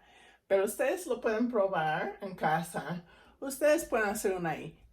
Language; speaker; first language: Spanish; non-native, fluent; English